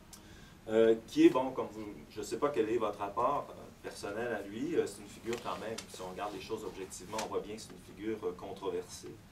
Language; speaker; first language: French; native; French